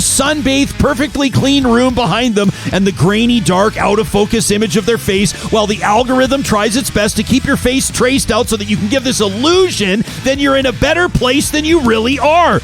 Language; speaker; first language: English; native; English